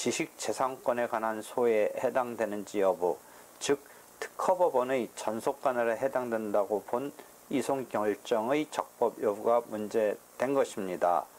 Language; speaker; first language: Korean; native; Korean